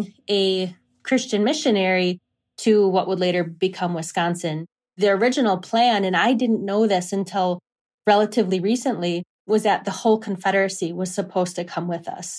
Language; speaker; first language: English; native; English